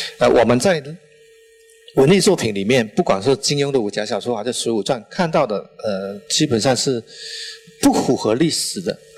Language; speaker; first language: Chinese; non-native, local second language; Min Nan Chinese